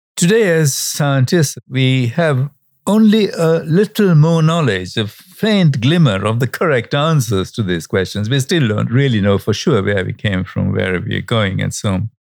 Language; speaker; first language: English; non-native, local second language; Sinhala